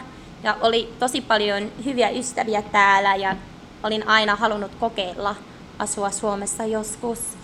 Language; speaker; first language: Finnish; early bilingual, heritage; English